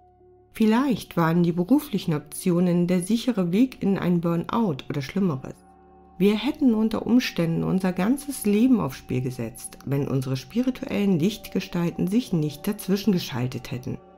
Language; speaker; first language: German; native; German